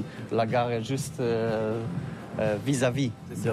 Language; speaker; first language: French; non-native, fluent; Polish